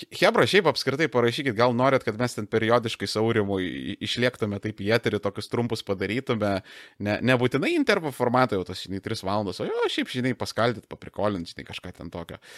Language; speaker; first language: Lithuanian; native; Lithuanian